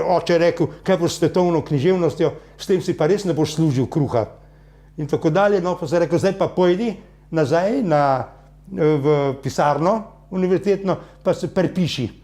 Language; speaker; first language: Slovenian; native; Slovenian